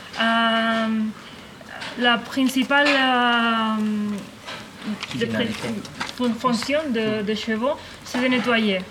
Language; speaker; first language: French; non-native, learner; Catalan